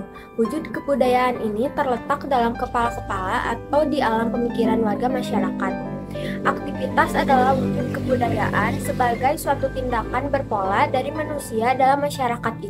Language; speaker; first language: Indonesian; native; Indonesian